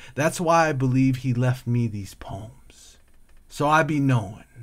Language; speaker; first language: English; native; English